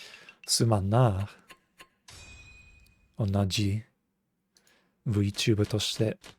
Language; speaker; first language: Japanese; non-native, fluent; English